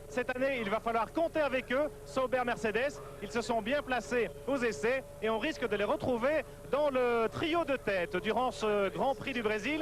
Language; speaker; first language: French; native; French